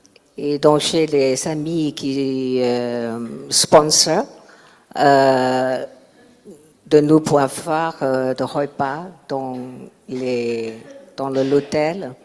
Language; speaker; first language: French; non-native, learner; Chinese